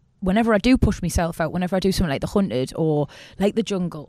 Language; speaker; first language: English; native; English